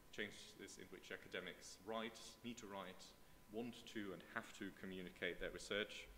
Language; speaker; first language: English; non-native, fluent; German